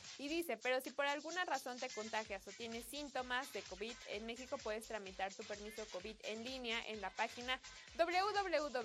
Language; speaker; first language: Spanish; native; Spanish